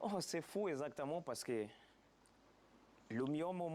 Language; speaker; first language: French; non-native, fluent; Portuguese